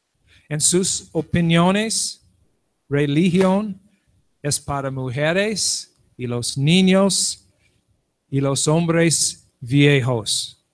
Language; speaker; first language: Spanish; non-native, learner; English